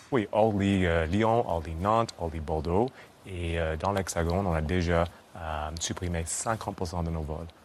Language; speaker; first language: French; non-native, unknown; English